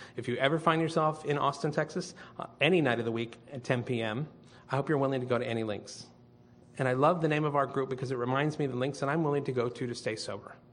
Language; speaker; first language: English; native; English